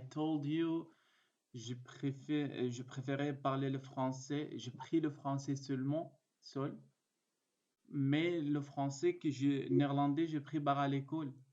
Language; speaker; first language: French; non-native, learner; Arabic